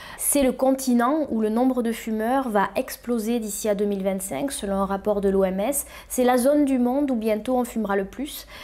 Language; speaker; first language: French; native; French